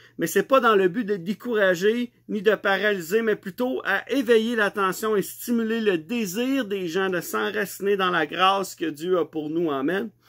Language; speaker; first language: French; native; French